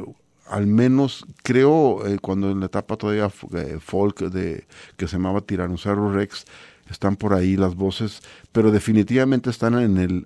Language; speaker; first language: Spanish; native; Spanish